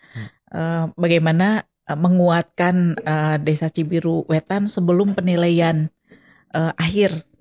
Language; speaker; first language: Indonesian; non-native, local second language; Sundanese